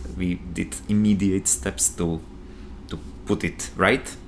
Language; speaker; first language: English; non-native, fluent; Slovak